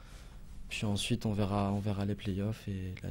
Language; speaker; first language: French; native; French